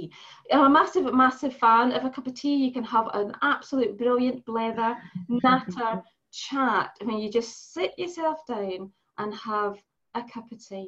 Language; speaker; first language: English; native; English